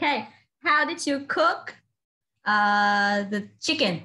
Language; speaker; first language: English; non-native, fluent; Vietnamese